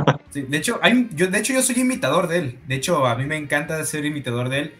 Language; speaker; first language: Spanish; native; Spanish